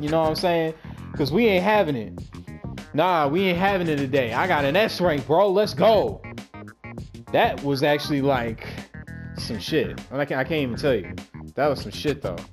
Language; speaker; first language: English; native; English